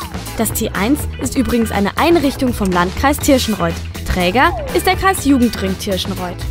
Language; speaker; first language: German; native; German